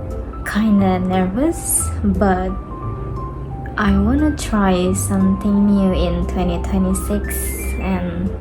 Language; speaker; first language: English; non-native, learner; Indonesian